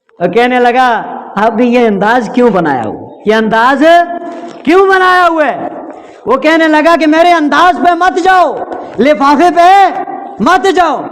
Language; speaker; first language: Urdu; non-native, local second language; Pashto